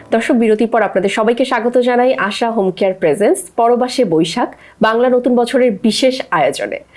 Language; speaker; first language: Bangla; native; Bangla